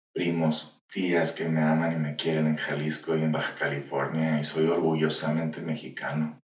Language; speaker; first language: Spanish; early bilingual, heritage; Spanish